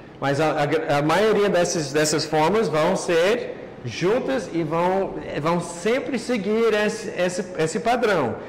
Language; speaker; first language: Portuguese; non-native, fluent; English